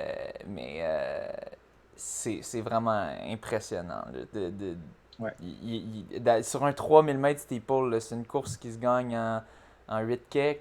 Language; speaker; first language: French; native; French